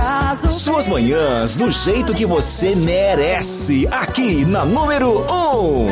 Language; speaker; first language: Portuguese; native; Portuguese